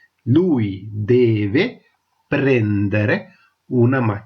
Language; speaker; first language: Italian; non-native, fluent; Tamil